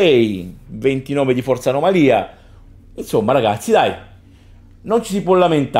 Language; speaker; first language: Italian; native; Italian